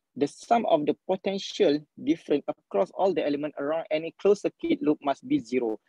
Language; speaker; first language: English; non-native, local second language; Malay